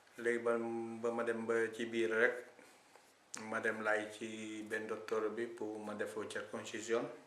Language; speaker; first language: Wolof; non-native, fluent; Italian